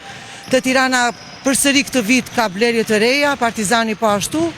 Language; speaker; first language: Albanian; native; Albanian